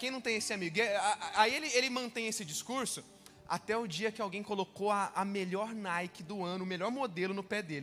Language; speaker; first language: Portuguese; native; Portuguese